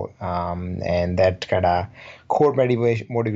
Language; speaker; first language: English; non-native, local second language; Rajasthani